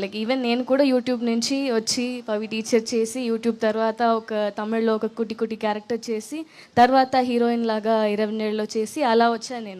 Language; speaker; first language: Telugu; non-native, fluent; Tamil